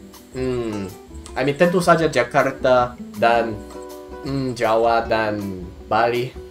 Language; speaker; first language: Indonesian; non-native, learner; English